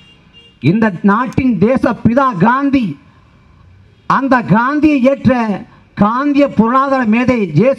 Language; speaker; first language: Tamil; native; Tamil